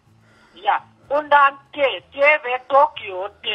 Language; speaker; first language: German; non-native, learner; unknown